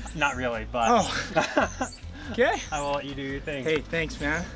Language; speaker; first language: English; native; English